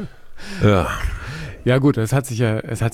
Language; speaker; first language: German; native; German